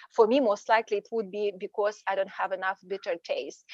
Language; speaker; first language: English; non-native, fluent; Ukrainian